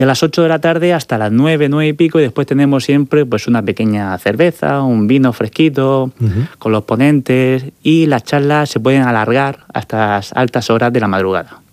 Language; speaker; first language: Spanish; native; Spanish